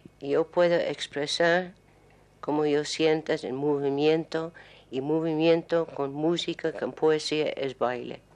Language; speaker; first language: Spanish; non-native, learner; English